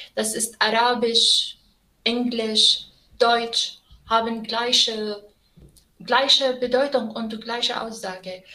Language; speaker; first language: German; non-native, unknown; Arabic